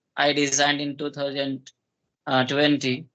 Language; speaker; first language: English; non-native, local second language; Hindi